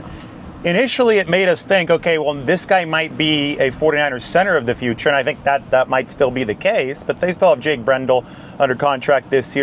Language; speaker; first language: English; native; English